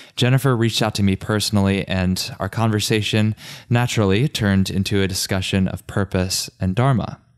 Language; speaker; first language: English; native; English